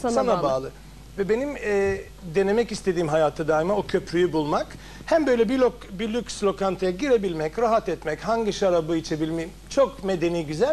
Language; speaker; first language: Turkish; non-native, fluent; English